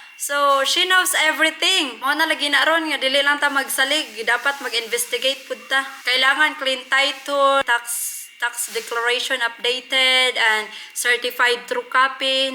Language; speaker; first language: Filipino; non-native, local second language; Cebuano